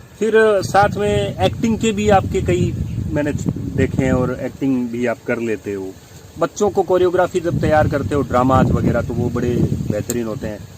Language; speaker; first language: Hindi; non-native, local second language; Rajasthani